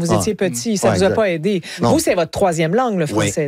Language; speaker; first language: French; native; French